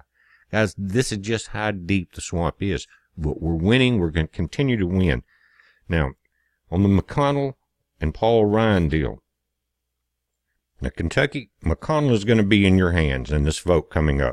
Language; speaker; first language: English; native; English